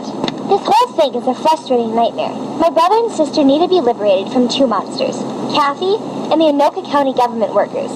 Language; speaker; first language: English; native; English